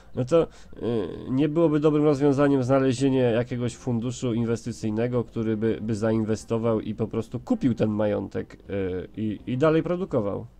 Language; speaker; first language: Polish; native; Polish